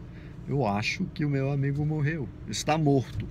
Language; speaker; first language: Portuguese; non-native, fluent; English